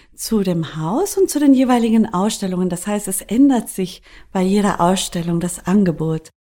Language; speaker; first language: German; non-native, fluent; Spanish